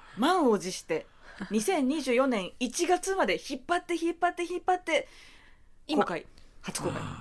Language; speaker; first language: Japanese; native; Japanese